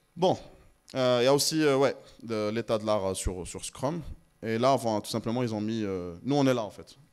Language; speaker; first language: French; non-native, local second language; Arabic